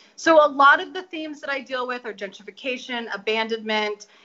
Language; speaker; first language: English; native; English